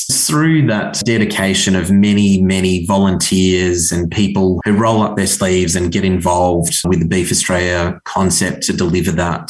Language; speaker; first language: English; native; English